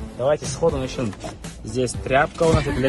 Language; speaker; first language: Russian; non-native, local second language; Kazakh